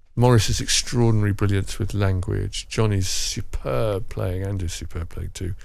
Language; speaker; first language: English; native; English